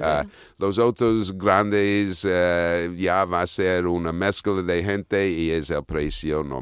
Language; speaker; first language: Spanish; non-native, fluent; English